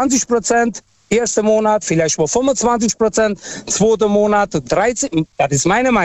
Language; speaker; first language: German; non-native, fluent; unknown